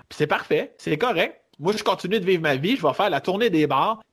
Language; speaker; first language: French; native; French